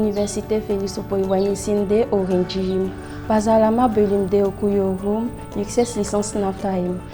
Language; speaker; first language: Turkish; non-native, learner; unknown